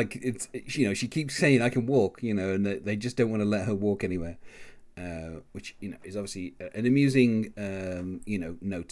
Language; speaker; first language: English; native; English